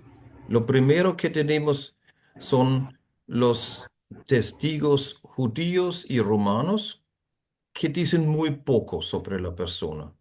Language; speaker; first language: Spanish; non-native, fluent; German